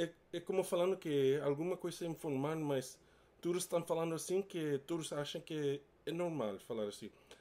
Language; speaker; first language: Portuguese; non-native, learner; English